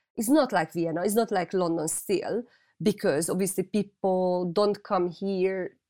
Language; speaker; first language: English; non-native, fluent; Hungarian